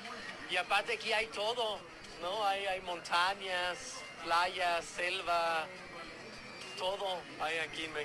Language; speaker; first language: Spanish; non-native, fluent; Danish